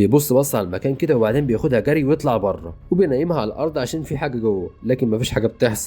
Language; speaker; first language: Arabic; native; Arabic